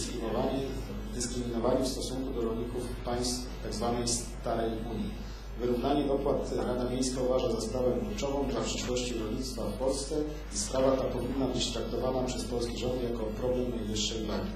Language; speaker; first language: Polish; native; Polish